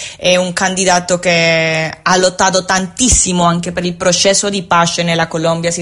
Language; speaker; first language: Italian; non-native, learner; Spanish